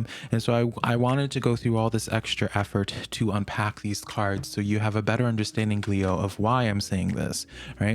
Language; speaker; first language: English; native; English